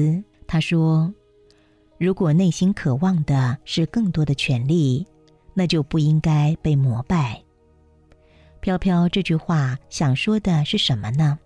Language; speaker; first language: Chinese; native; Chinese